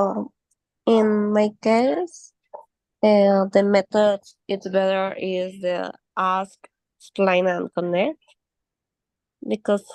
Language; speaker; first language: English; non-native, learner; Spanish